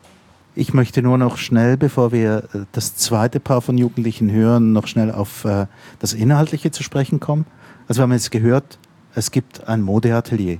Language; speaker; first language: German; native; German